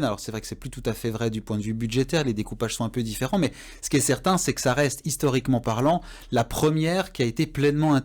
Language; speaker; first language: French; native; French